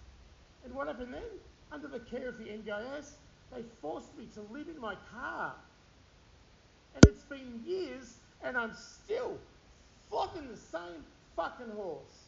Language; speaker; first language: English; native; English